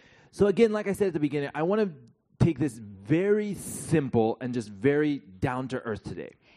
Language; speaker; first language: English; native; English